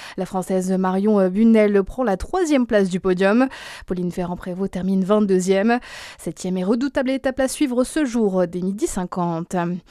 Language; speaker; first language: French; native; French